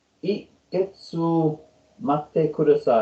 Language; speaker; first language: Japanese; non-native, learner; English